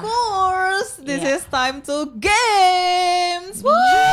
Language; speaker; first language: English; non-native, learner; Indonesian